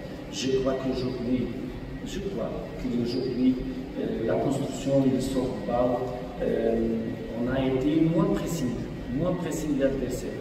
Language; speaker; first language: French; non-native, fluent; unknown